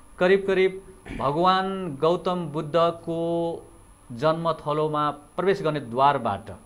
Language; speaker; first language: Nepali; native; Nepali